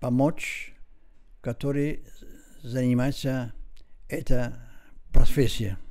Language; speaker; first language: Russian; non-native, learner; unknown